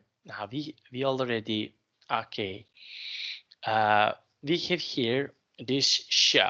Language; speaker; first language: English; non-native, fluent; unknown